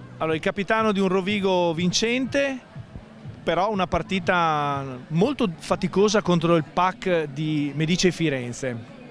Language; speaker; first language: Italian; native; Italian